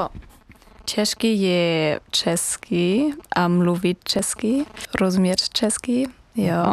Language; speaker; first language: Czech; non-native, learner; German